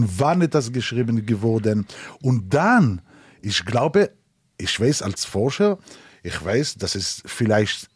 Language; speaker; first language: German; non-native, learner; Hebrew